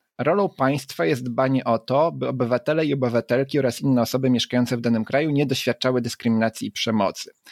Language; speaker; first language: Polish; native; Polish